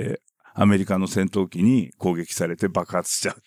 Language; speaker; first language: Japanese; native; Japanese